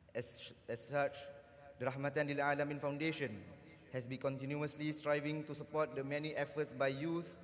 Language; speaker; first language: English; non-native, local second language; Malay